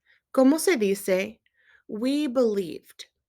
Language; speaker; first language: Spanish; non-native, learner; English